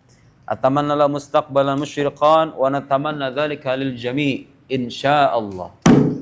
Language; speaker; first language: Arabic; non-native, fluent; Indonesian